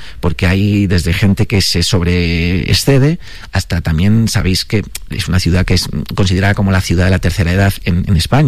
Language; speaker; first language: Spanish; native; Spanish